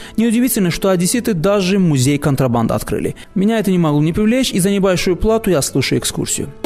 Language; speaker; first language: Russian; non-native, local second language; Azerbaijani